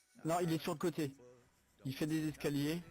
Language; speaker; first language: French; native; French